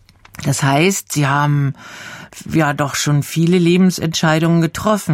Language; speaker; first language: German; native; German